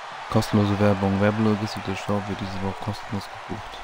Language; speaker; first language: German; native; German